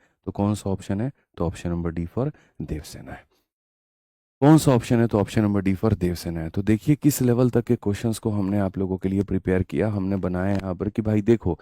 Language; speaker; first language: Hindi; native; Hindi